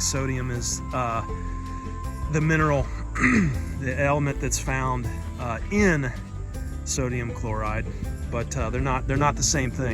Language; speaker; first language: English; native; English